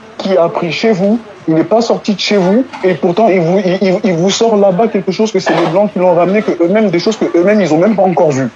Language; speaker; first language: French; non-native, local second language; Wolof